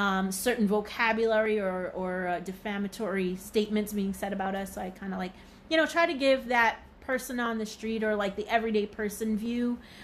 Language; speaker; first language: English; native; English